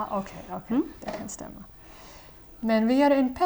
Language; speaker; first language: Swedish; non-native, fluent; English